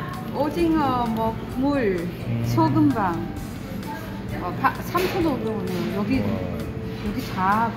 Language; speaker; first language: Korean; non-native, learner; Vietnamese